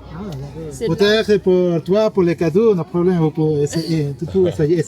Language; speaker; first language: French; non-native, learner; Spanish